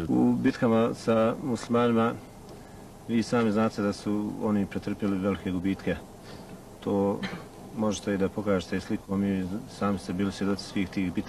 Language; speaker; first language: Bosnian; native; Bosnian